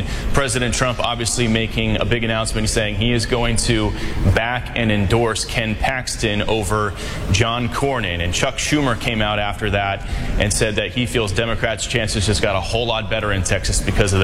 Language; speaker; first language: English; native; English